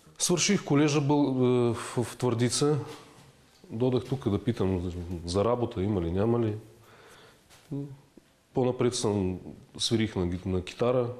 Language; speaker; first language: Bulgarian; early bilingual, heritage; Bulgarian